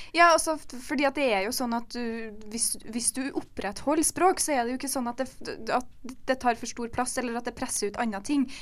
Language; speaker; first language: Norwegian; native; Norwegian